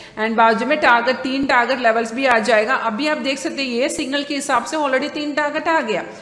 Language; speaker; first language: Hindi; non-native, local second language; Malayalam